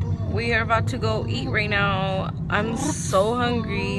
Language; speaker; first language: English; early bilingual, other home language; Spanish